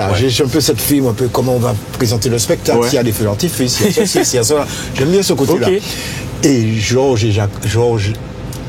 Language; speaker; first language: French; native; French